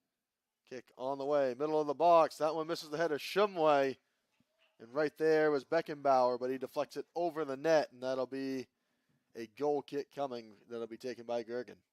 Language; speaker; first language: English; native; English